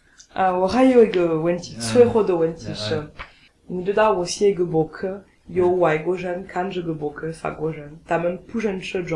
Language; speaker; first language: Chinese; non-native, learner; French